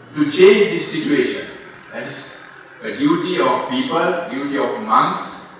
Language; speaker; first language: English; non-native, local second language; Sinhala